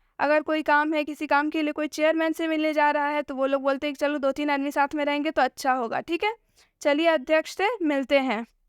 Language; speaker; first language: Hindi; native; Hindi